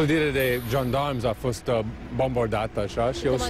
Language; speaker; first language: Romanian; non-native, learner; English